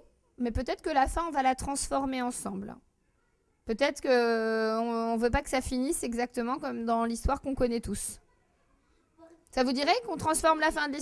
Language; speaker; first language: French; native; French